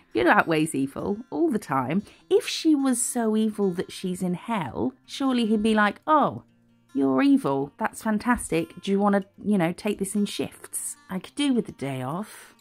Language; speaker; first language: English; native; English